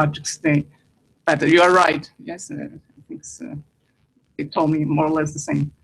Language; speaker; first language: English; non-native, learner; Spanish